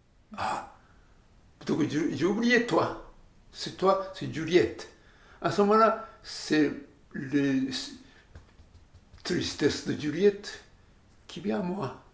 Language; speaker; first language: French; non-native, learner; Japanese